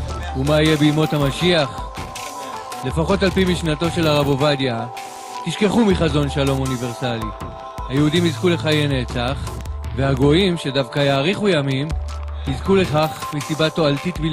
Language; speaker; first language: Hebrew; native; Hebrew